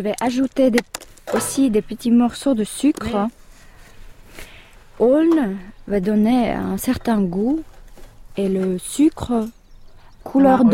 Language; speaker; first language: French; non-native, fluent; Finnish